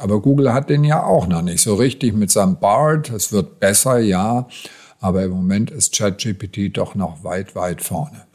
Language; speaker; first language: German; native; German